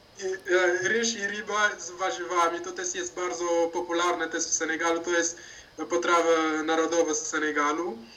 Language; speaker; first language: Polish; non-native, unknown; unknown